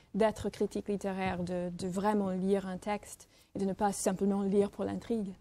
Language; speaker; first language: French; non-native, fluent; English